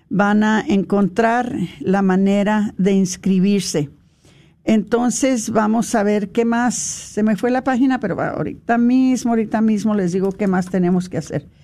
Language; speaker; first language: Spanish; early bilingual, heritage; Spanish